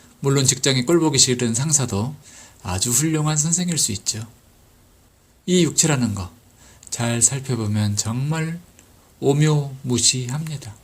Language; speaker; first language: Korean; native; Korean